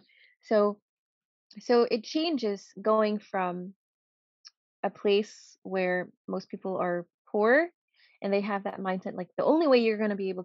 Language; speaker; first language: English; native; English